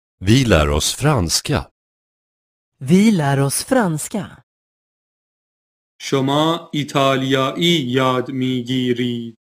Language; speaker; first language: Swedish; non-native, fluent; Persian